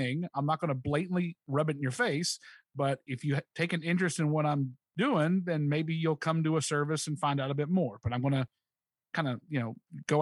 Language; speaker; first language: English; native; English